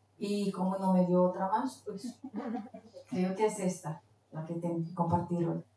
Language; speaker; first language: Spanish; non-native, fluent; Portuguese